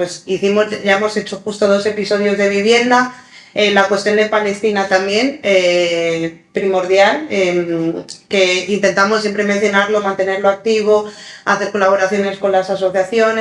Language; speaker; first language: Spanish; early bilingual, other home language; Arabic